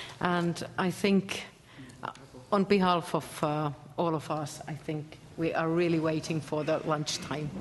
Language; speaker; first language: English; non-native, fluent; Finnish